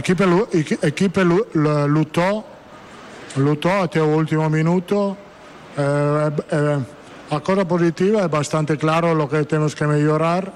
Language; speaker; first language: Portuguese; non-native, fluent; Italian